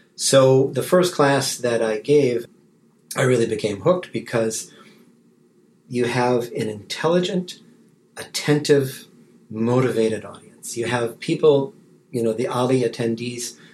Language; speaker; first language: English; native; English